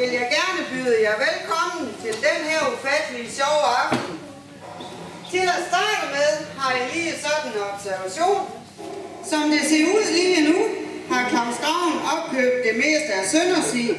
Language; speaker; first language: Danish; native; Danish